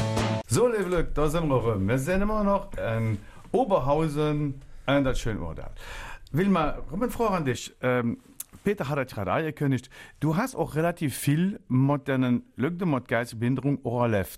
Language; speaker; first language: German; native; German